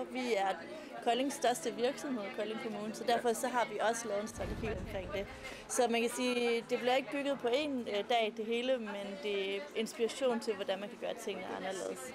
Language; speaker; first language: Danish; native; Danish